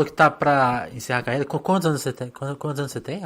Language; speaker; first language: Portuguese; native; Portuguese